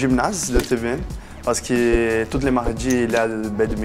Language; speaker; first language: French; non-native, learner; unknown